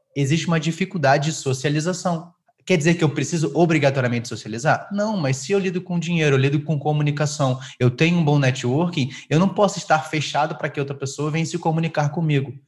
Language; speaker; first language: Portuguese; native; Portuguese